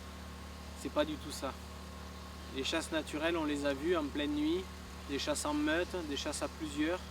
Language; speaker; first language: French; native; French